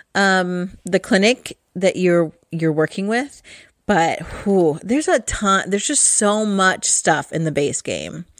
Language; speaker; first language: English; native; English